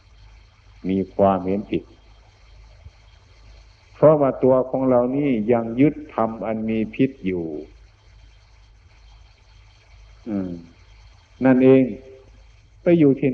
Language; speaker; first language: Thai; native; Thai